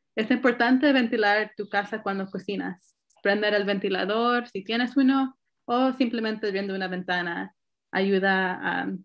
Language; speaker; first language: Spanish; early bilingual, heritage; Spanish